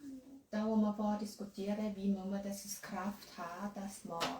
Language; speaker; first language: German; non-native, learner; Thai